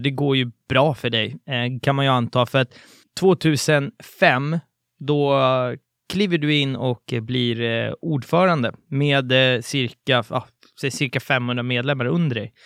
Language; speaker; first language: Swedish; native; Swedish